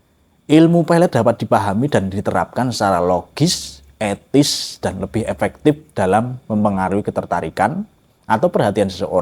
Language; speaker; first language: Indonesian; native; Indonesian